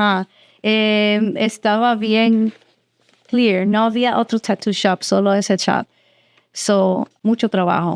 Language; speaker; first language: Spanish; early bilingual, heritage; Spanish